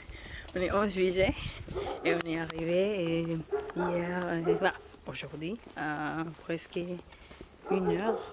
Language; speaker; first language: French; non-native, learner; Spanish